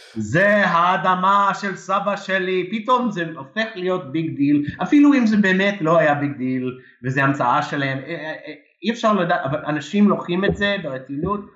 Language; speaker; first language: Hebrew; non-native, fluent; English